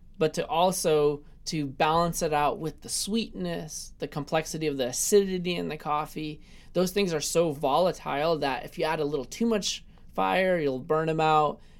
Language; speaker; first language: English; early bilingual, other home language; Russian